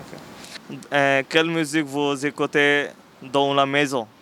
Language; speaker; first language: French; non-native, learner; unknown